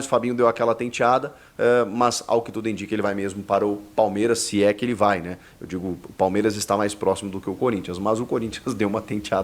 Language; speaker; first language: Portuguese; native; Portuguese